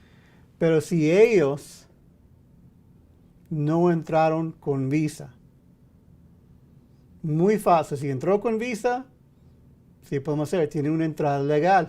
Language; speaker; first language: Spanish; early bilingual, heritage; English